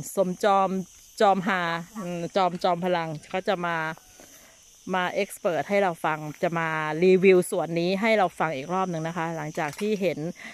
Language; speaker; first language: Thai; native; Thai